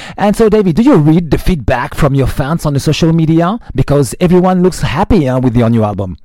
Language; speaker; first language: English; non-native, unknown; French